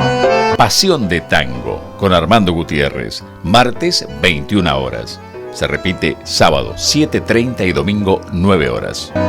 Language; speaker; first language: Spanish; native; Spanish